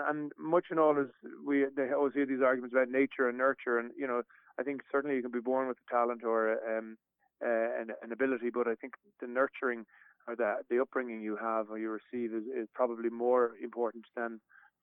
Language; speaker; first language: English; native; English